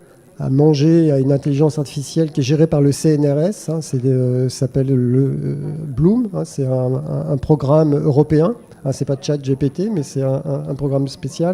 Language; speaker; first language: French; native; French